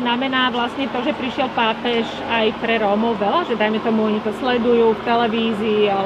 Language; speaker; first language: Slovak; native; Slovak